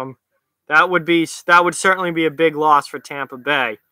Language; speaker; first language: English; native; English